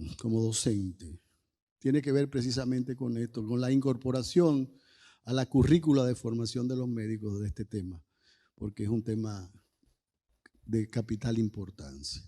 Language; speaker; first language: Spanish; native; Spanish